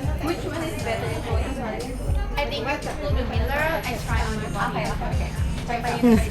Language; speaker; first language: English; non-native, fluent; Filipino